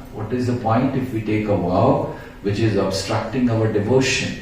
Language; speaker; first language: English; non-native, local second language; Hindi